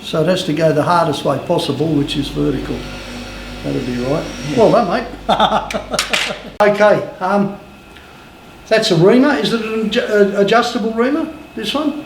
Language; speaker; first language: English; native; English